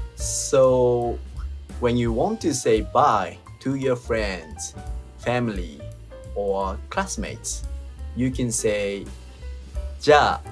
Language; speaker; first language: English; non-native, fluent; Japanese